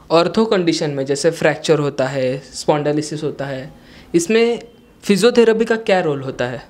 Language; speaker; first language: Hindi; non-native, local second language; Marathi